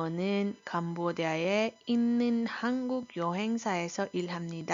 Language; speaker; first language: Korean; non-native, fluent; Iloko